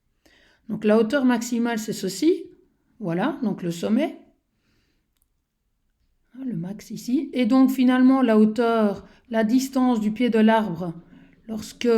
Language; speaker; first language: French; native; French